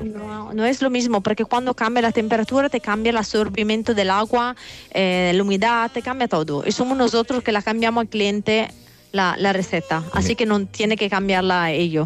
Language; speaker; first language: Spanish; non-native, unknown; Italian